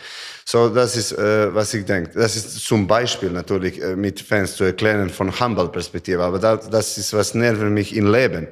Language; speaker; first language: German; non-native, learner; Serbian